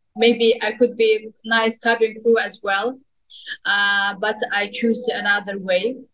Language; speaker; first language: English; non-native, fluent; Russian